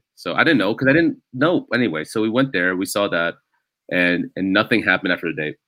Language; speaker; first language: English; native; English